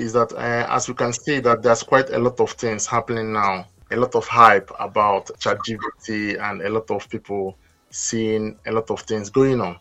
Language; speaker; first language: English; non-native, local second language; Igbo